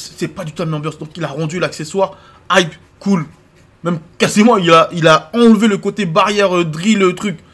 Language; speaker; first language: French; native; French